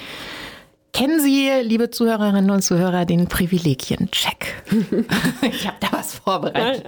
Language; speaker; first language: German; native; German